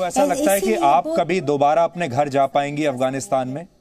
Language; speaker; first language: Hindi; native; Hindi